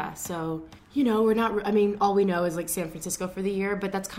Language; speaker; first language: English; native; English